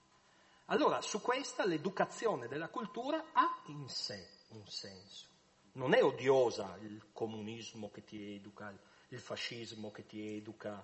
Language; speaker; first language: Italian; native; Italian